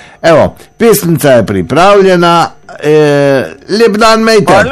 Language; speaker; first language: Slovenian; native; Slovenian